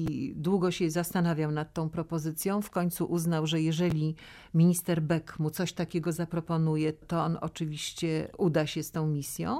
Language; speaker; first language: Polish; native; Polish